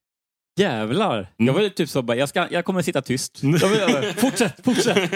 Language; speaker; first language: Swedish; native; Swedish